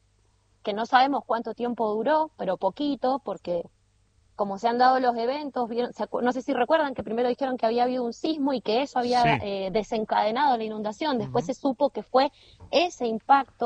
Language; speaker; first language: Spanish; native; Spanish